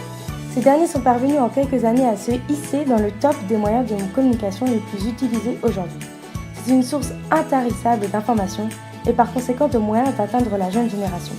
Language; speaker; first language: French; native; French